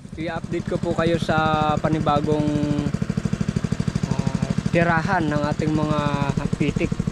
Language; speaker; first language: Filipino; non-native, local second language; Iloko